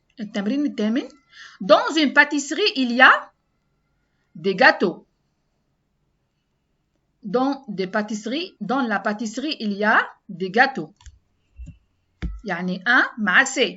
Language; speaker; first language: French; non-native, learner; Arabic